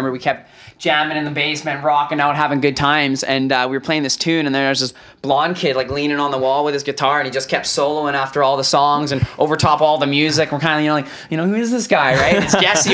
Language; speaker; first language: English; native; English